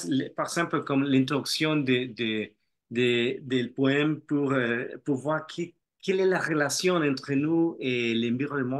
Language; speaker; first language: French; non-native, fluent; Spanish